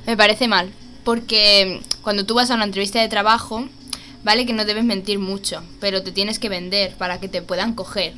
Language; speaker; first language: Spanish; native; Spanish